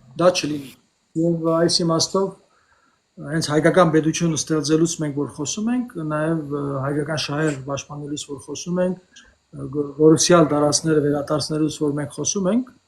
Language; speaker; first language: Armenian; early bilingual, heritage; Armenian